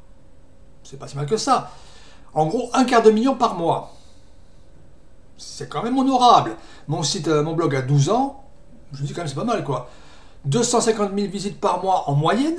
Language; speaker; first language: French; native; French